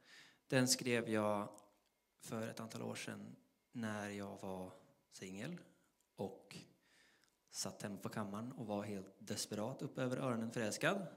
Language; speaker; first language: Swedish; native; Swedish